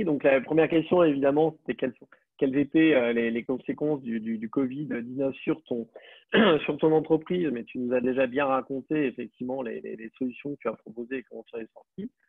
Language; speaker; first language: French; native; French